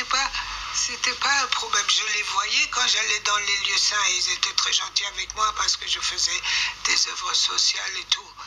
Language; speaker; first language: French; non-native, fluent; Persian